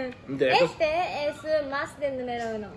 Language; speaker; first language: Spanish; non-native, learner; Japanese